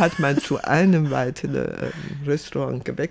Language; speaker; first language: German; non-native, fluent; Chinese